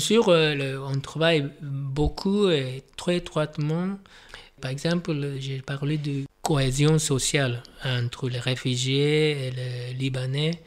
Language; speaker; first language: French; non-native, fluent; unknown